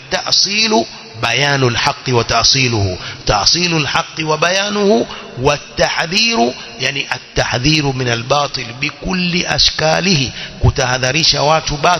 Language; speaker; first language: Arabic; non-native, fluent; Swahili